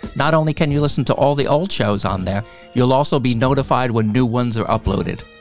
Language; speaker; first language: English; native; English